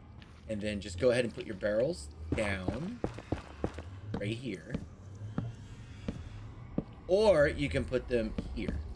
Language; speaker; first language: English; native; English